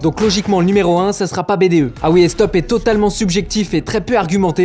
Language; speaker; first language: French; native; French